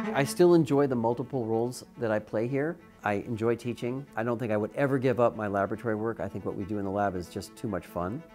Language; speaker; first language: English; native; English